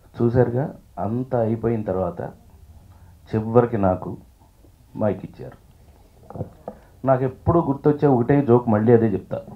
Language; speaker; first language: Telugu; native; Telugu